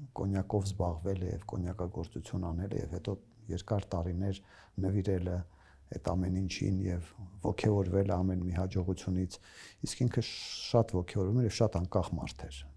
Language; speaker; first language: Armenian; native; Armenian